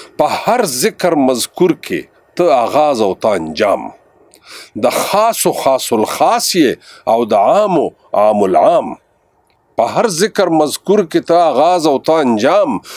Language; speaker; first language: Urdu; non-native, local second language; Pashto